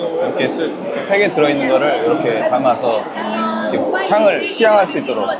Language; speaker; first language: Korean; native; Korean